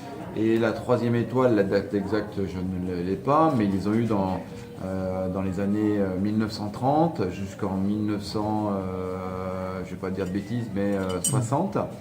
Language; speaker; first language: French; native; French